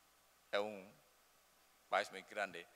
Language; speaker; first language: Spanish; non-native, learner; Indonesian